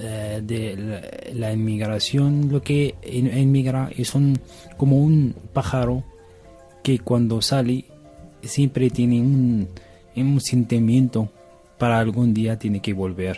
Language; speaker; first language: Spanish; non-native, learner; Arabic